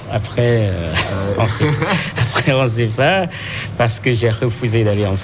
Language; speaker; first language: French; non-native, fluent; Khmer